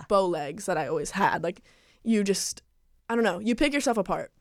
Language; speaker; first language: English; native; English